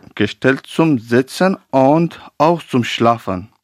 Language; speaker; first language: German; non-native, fluent; Persian